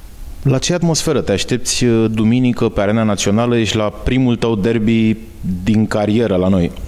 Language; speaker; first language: Romanian; native; Romanian